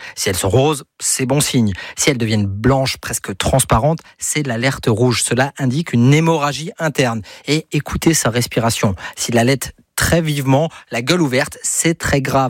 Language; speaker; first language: French; native; French